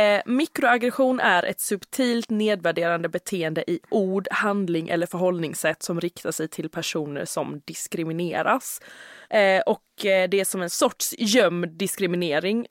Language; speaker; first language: Swedish; native; Swedish